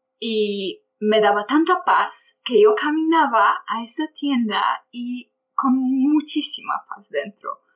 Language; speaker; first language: Spanish; non-native, fluent; Polish